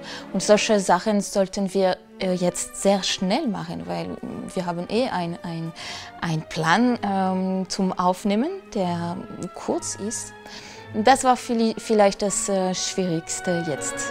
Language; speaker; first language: German; non-native, fluent; French